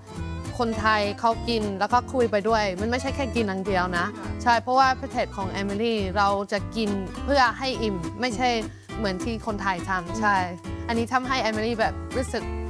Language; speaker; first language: Thai; non-native, fluent; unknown